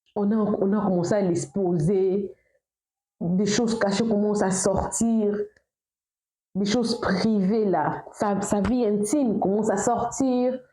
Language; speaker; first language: French; non-native, local second language; Lingala